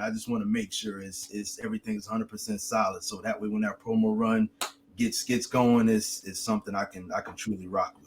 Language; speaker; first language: English; native; English